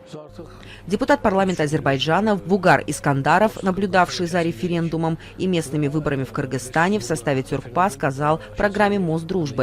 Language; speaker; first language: Russian; native; Russian